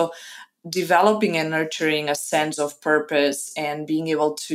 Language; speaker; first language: English; non-native, fluent; Spanish